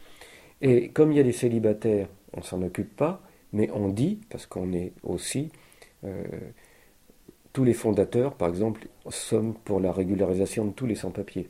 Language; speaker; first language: French; native; French